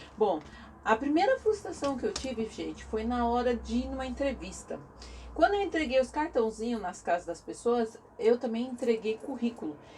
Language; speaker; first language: Portuguese; native; Portuguese